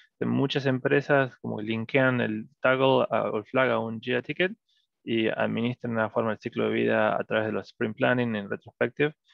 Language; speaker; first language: Spanish; native; Spanish